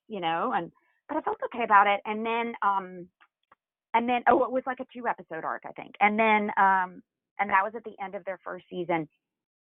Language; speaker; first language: English; native; English